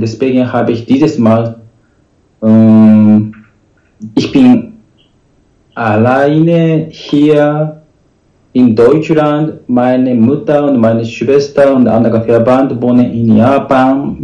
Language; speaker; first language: German; non-native, learner; Japanese